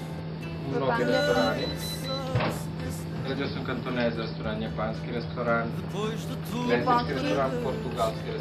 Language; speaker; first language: Bulgarian; non-native, learner; Serbian